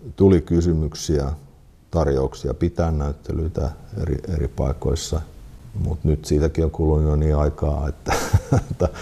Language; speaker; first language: Finnish; native; Finnish